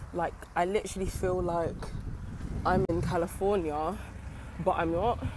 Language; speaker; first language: English; native; English